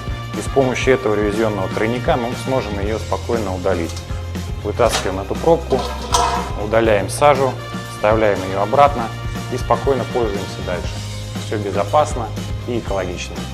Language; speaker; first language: Russian; native; Russian